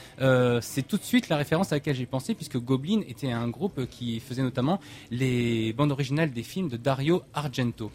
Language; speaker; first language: French; native; French